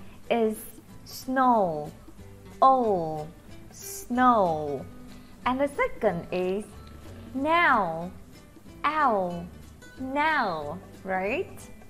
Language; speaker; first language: English; non-native, fluent; Vietnamese